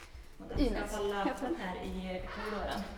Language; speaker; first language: Swedish; native; Swedish